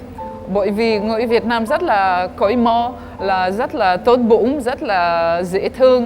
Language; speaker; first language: Vietnamese; non-native, fluent; French